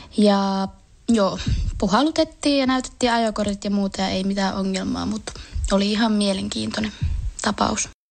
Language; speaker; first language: Finnish; native; Finnish